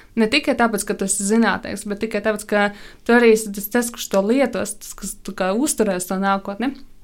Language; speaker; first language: Latvian; non-native, local second language; Russian